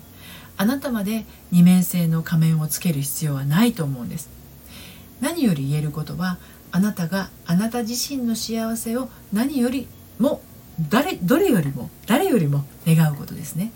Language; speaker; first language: Japanese; native; Japanese